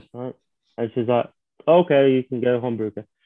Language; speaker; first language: English; native; English